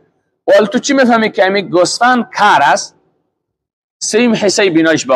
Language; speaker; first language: Persian; native; Persian